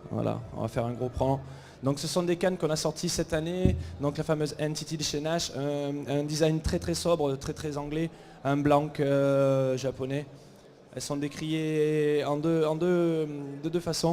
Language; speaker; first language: French; native; French